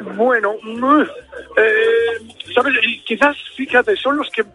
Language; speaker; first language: Spanish; native; Spanish